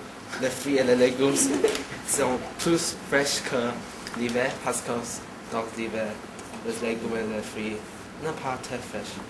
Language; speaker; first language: French; non-native, learner; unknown